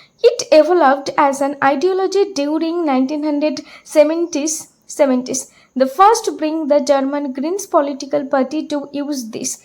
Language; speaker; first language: English; non-native, local second language; Bangla